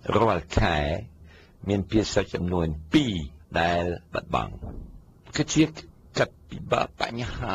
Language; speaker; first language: Khmer; non-native, fluent; French